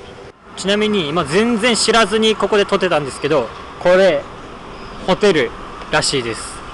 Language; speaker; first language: Japanese; native; Japanese